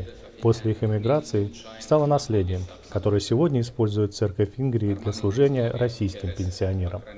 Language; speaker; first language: Russian; native; Russian